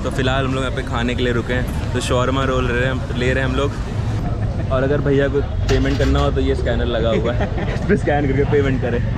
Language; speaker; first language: Hindi; native; Hindi